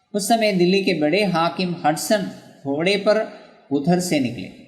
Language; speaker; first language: Hindi; non-native, local second language; Malayalam